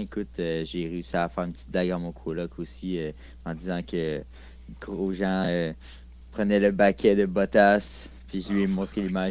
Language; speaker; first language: French; native; French